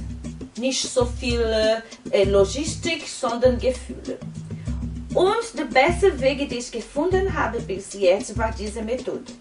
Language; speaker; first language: German; non-native, fluent; Portuguese